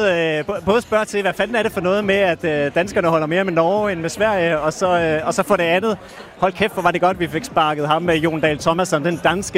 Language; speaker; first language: Danish; native; Danish